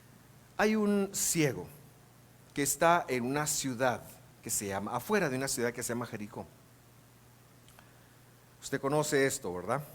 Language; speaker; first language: Spanish; native; Spanish